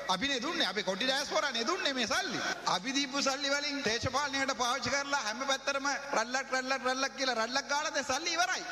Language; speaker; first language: Sinhala; non-native, local second language; Tamil